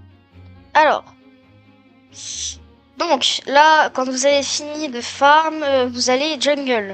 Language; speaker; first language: French; native; French